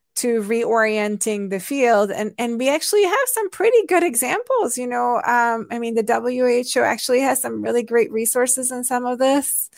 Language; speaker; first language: English; non-native, fluent; Hungarian